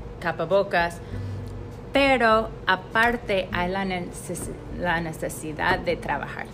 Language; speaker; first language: Spanish; non-native, fluent; English